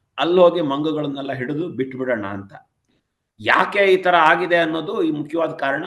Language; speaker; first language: Kannada; non-native, local second language; Tamil